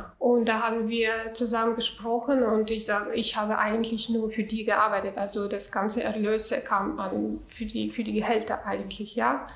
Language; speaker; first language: German; non-native, fluent; Russian